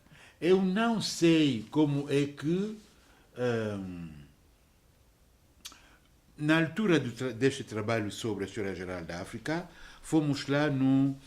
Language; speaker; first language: Portuguese; non-native, fluent; French